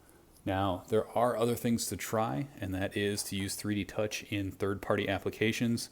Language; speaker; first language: English; native; English